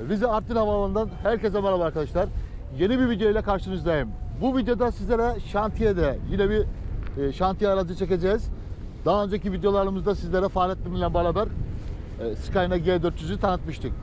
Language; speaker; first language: Turkish; native; Turkish